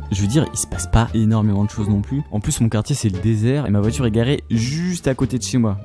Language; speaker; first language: French; native; French